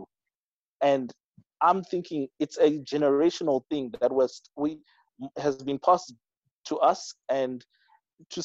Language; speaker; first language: English; non-native, local second language; Shona